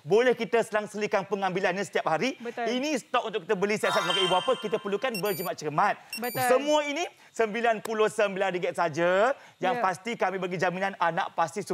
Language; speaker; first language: Malay; native; Malay